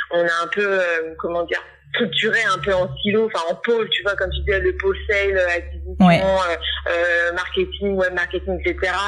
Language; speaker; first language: French; native; French